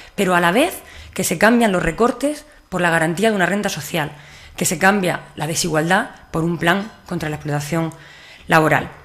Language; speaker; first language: Spanish; native; Spanish